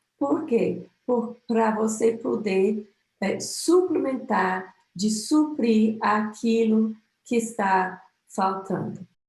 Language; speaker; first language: Portuguese; non-native, fluent; English